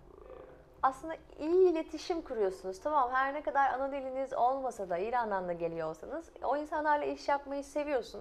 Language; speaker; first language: Turkish; native; Turkish